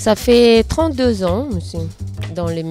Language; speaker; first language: French; non-native, learner; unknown